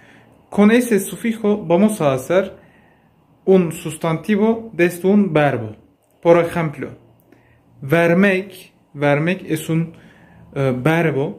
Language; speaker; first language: Spanish; non-native, fluent; Turkish